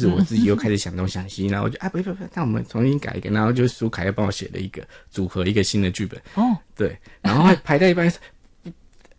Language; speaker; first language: Chinese; non-native, local second language; Min Nan Chinese